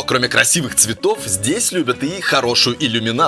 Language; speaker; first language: Russian; native; Russian